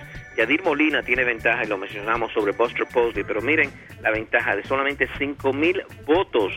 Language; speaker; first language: Spanish; native; Spanish